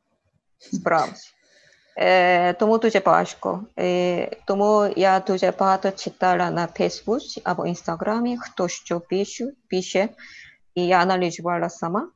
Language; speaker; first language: Ukrainian; non-native, learner; Korean